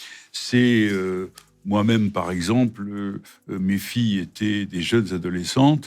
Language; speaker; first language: French; native; French